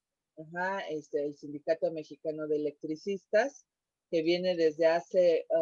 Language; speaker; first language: Spanish; native; Spanish